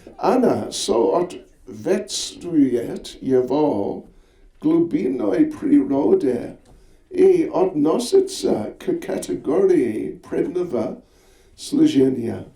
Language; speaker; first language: Russian; non-native, learner; English